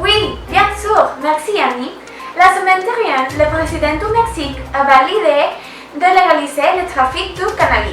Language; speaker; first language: French; non-native, learner; Spanish